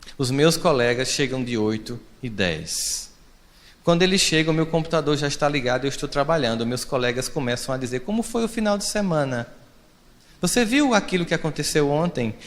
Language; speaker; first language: Portuguese; native; Portuguese